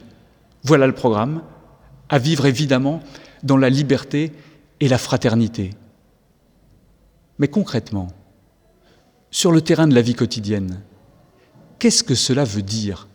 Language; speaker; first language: French; native; French